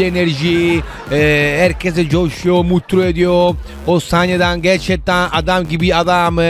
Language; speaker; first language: Turkish; non-native, learner; Italian